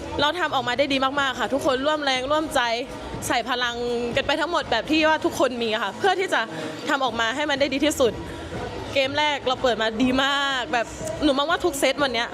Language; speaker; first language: Thai; native; Thai